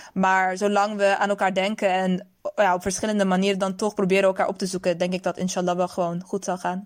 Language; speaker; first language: Dutch; early bilingual, other home language; Persian